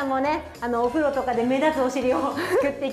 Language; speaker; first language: Japanese; native; Japanese